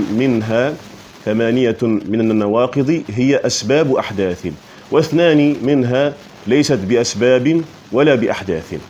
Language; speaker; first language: Arabic; native; Arabic